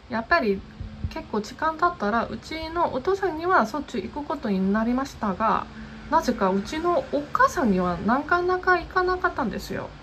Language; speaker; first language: Japanese; non-native, fluent; Korean